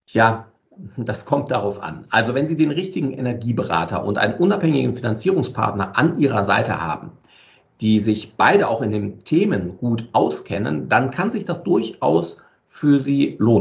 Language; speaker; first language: German; native; German